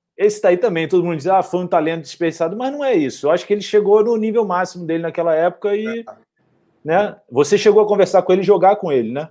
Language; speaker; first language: Portuguese; native; Portuguese